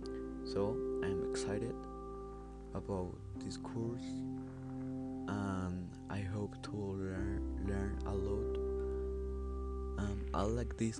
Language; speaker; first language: English; non-native, learner; Spanish